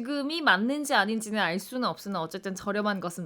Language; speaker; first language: Korean; native; Korean